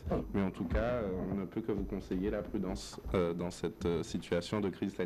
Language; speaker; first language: French; native; French